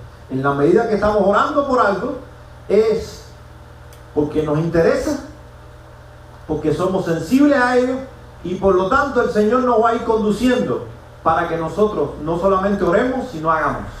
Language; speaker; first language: Spanish; native; Spanish